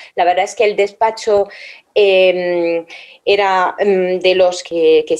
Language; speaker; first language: Spanish; non-native, fluent; French